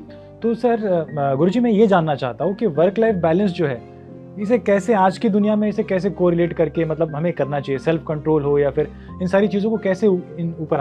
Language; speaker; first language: Hindi; native; Hindi